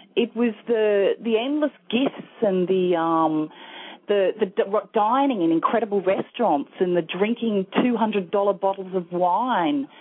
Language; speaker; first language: English; native; English